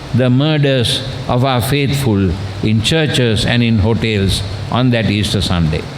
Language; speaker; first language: English; non-native, local second language; Sinhala